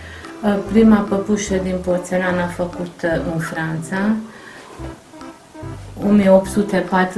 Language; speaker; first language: Romanian; non-native, local second language; Hungarian